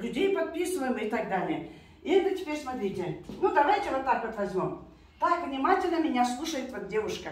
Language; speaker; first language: Russian; non-native, local second language; Kazakh